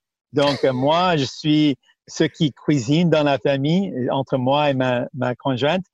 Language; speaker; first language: French; non-native, local second language; Punjabi